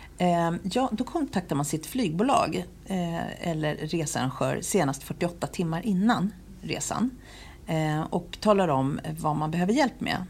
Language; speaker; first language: Swedish; native; Swedish